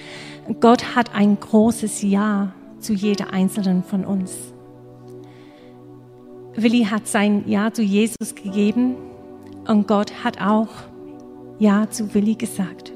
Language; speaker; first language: German; non-native, fluent; English